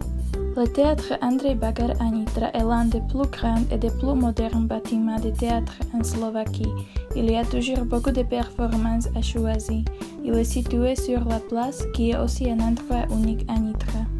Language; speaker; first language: French; non-native, learner; Slovak